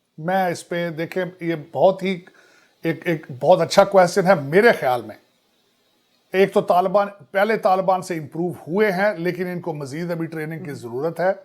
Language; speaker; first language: Urdu; non-native, local second language; Punjabi